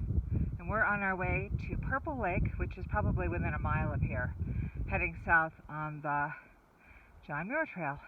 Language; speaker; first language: English; non-native, fluent; German